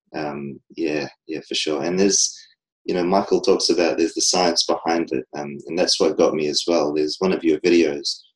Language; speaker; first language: English; native; English